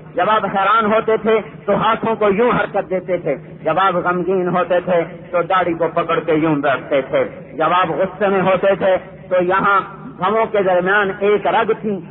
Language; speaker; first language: Urdu; non-native, local second language; Punjabi